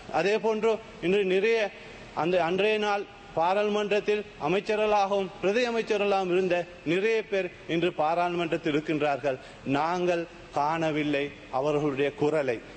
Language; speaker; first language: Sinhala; non-native, local second language; Tamil